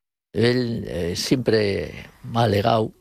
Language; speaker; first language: Spanish; native; Spanish